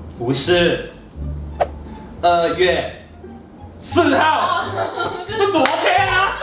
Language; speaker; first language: Chinese; non-native, local second language; Cantonese